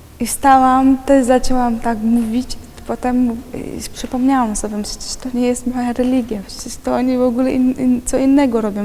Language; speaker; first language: Polish; non-native, fluent; Chechen